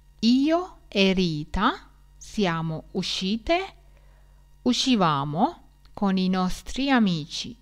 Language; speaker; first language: Italian; non-native, fluent; Sinhala